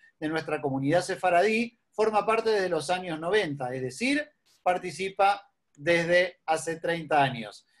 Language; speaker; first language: Spanish; native; Spanish